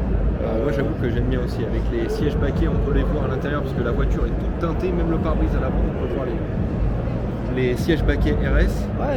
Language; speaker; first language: French; native; French